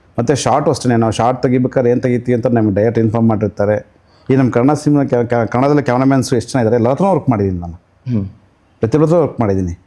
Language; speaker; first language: Kannada; native; Kannada